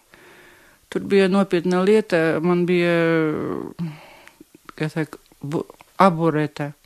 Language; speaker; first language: Latvian; non-native, local second language; Russian